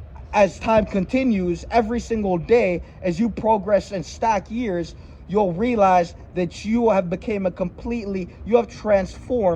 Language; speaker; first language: English; native; English